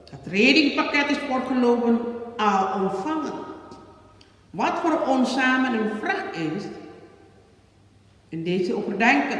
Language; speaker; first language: Dutch; non-native, learner; Indonesian